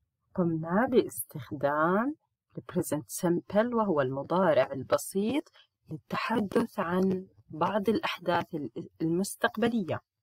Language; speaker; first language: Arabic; native; Arabic